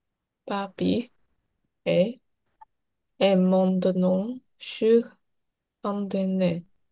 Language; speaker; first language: French; non-native, learner; Chinese